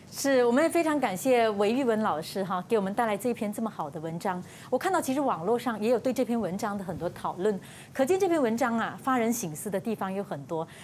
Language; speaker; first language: Chinese; native; Chinese